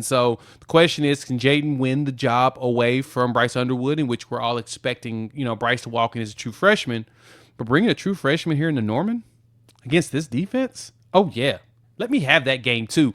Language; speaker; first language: English; native; English